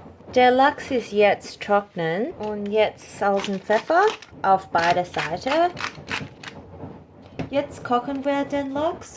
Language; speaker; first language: German; non-native, learner; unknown